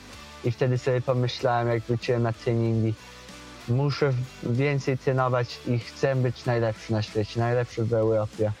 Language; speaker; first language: Polish; early bilingual, heritage; Polish